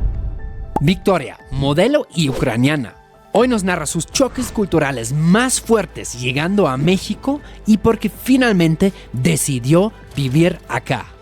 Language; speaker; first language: Spanish; non-native, fluent; German